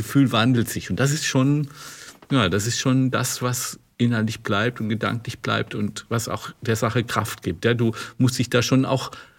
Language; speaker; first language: German; native; German